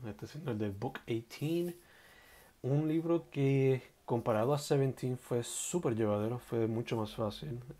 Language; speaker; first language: Spanish; native; Spanish